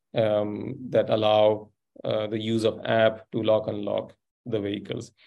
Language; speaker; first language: English; non-native, local second language; Sindhi